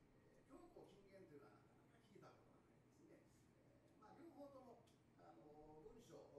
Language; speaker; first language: Japanese; native; Japanese